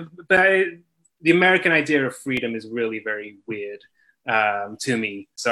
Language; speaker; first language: English; native; English